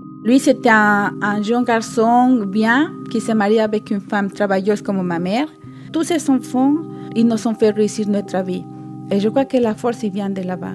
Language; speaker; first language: French; non-native, fluent; Spanish